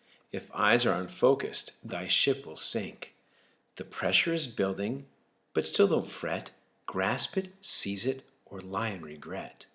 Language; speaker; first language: English; native; English